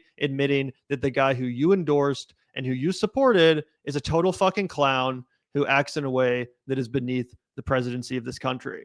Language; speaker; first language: English; native; English